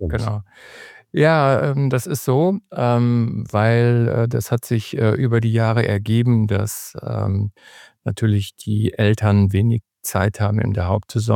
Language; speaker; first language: German; native; German